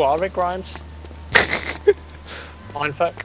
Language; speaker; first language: English; native; English